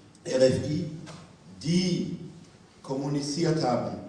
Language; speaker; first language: German; non-native, fluent; French